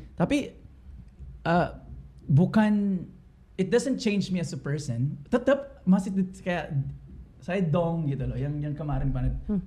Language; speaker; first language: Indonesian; non-native, fluent; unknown